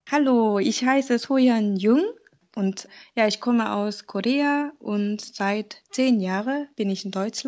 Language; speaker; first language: German; non-native, learner; Korean